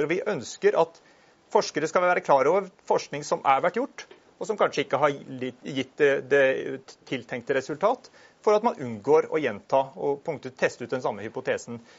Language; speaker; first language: Norwegian; native; Norwegian